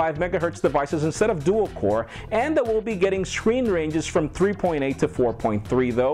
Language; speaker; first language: English; non-native, local second language; Spanish